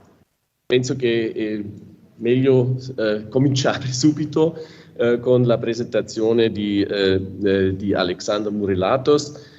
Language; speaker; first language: Italian; non-native, fluent; German